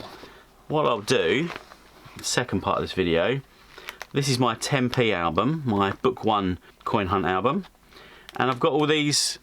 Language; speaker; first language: English; native; English